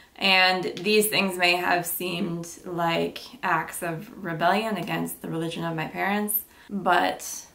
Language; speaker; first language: English; native; English